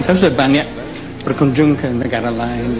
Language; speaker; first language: Indonesian; non-native, fluent; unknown